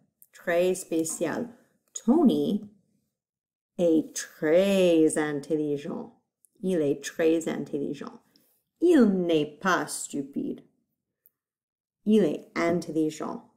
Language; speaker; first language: French; non-native, fluent; English